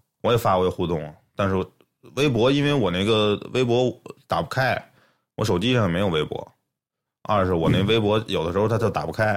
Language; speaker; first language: Chinese; native; Chinese